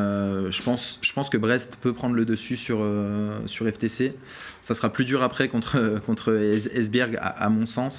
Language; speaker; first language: French; native; French